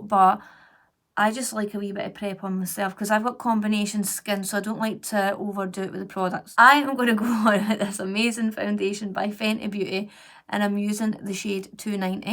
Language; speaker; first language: English; native; English